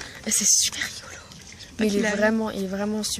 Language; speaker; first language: French; native; French